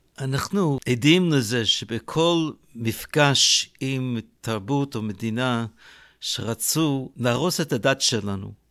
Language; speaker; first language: Hebrew; non-native, fluent; English